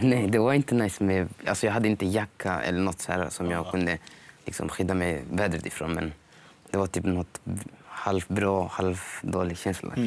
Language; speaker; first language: Swedish; non-native, fluent; Somali